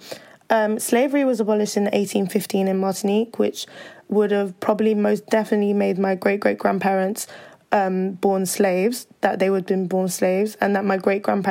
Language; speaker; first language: English; native; English